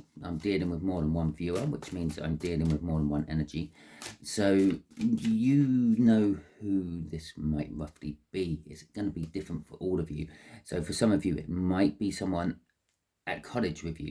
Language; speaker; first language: English; native; English